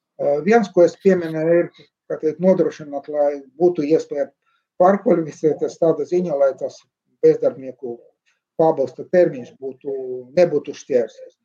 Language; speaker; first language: Latvian; non-native, local second language; Russian